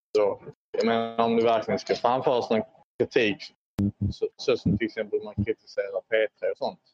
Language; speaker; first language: Swedish; native; Swedish